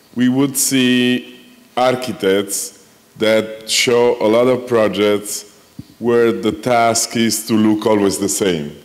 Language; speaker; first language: English; non-native, fluent; Italian